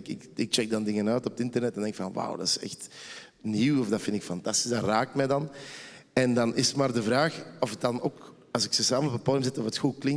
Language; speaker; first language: Dutch; native; Dutch